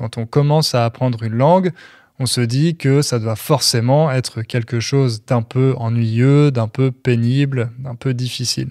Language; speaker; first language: French; native; French